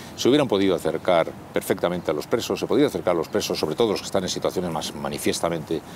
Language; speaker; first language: Spanish; native; Spanish